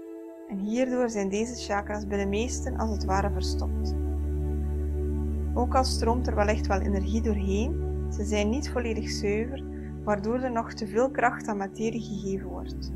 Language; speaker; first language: Dutch; native; Dutch